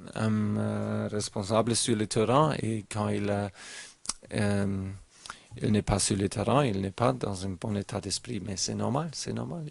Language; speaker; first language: French; non-native, learner; German